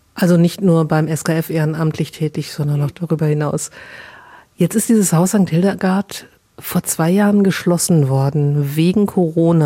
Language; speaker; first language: German; native; German